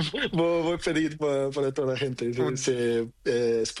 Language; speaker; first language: Spanish; non-native, learner; Portuguese